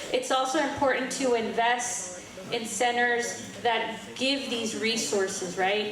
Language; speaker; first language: English; early bilingual, heritage; Spanish